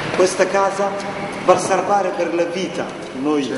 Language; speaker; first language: Italian; non-native, learner; Somali